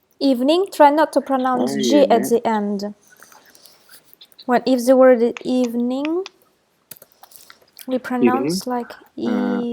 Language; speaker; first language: English; non-native, fluent; Russian